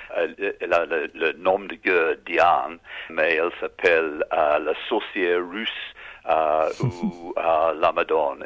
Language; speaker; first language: French; non-native, learner; English